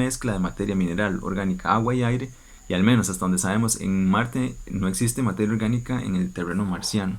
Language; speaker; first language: Spanish; native; Spanish